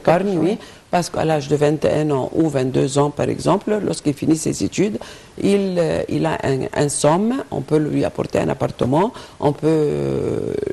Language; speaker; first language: French; non-native, fluent; Arabic